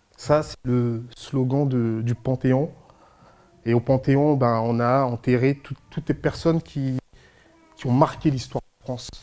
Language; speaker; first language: French; early bilingual, other home language; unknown